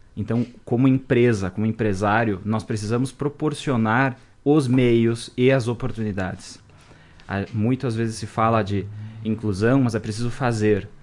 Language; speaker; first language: Portuguese; native; Portuguese